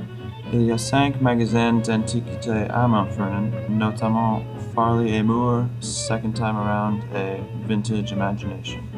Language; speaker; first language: French; non-native, learner; English